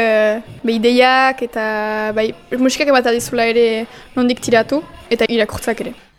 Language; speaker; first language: Basque; native; Basque